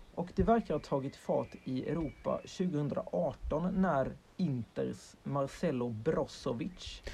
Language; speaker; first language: Swedish; native; Swedish